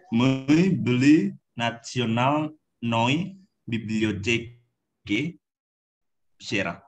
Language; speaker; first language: Russian; non-native, learner; Indonesian